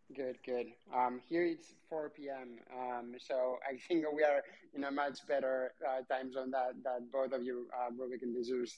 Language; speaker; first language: English; non-native, fluent; Spanish